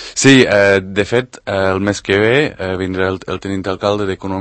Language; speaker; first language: Catalan; non-native, fluent; Spanish